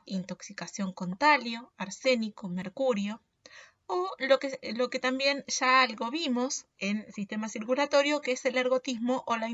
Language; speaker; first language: Spanish; native; Spanish